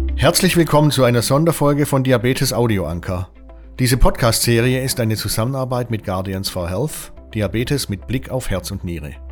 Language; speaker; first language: German; native; German